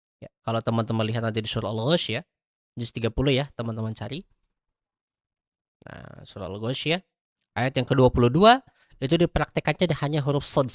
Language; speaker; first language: Indonesian; native; Indonesian